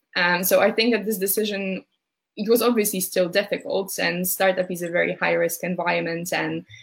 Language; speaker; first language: English; non-native, fluent; Polish